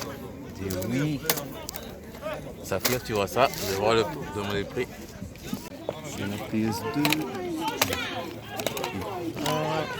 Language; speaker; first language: French; native; French